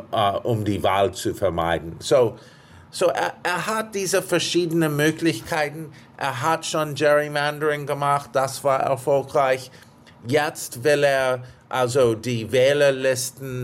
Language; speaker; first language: German; non-native, fluent; English